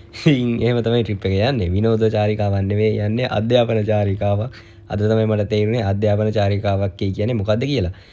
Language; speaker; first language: Sinhala; native; Sinhala